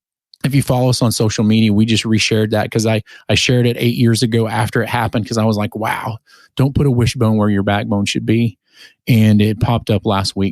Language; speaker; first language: English; native; English